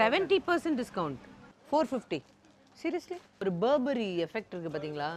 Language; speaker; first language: Tamil; native; Tamil